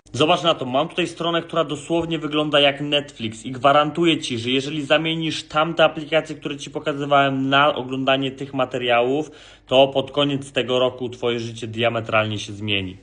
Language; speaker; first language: Polish; native; Polish